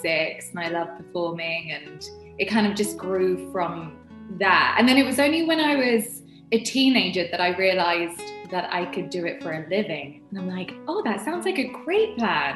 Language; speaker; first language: English; native; English